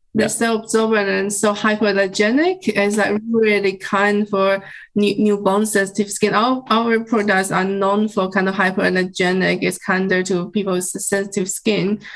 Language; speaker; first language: English; non-native, fluent; Chinese